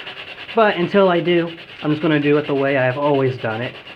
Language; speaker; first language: English; native; English